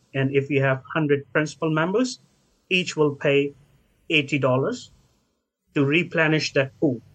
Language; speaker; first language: English; non-native, local second language; Hindi